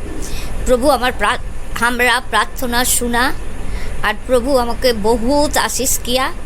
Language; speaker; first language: Hindi; non-native, local second language; Bangla